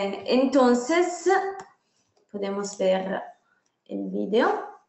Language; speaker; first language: Spanish; non-native, fluent; Italian